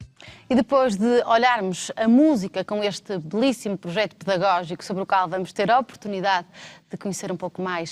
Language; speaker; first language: Portuguese; native; Portuguese